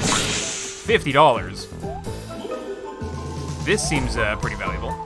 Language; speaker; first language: English; native; English